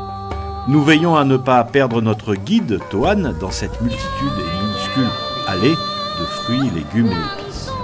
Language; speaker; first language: French; native; French